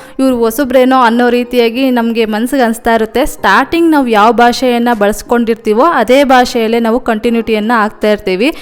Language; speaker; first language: Kannada; non-native, local second language; Telugu